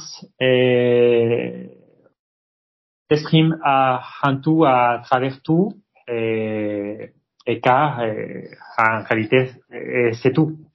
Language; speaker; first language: French; non-native, fluent; Spanish